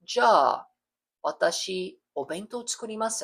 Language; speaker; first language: Japanese; non-native, fluent; English